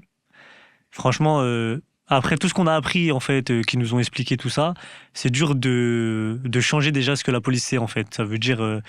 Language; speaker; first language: French; native; French